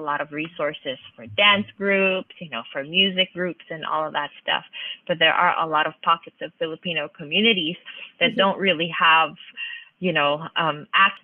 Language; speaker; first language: English; non-native, local second language; Filipino